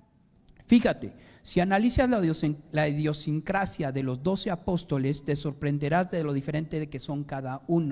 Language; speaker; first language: Spanish; native; Spanish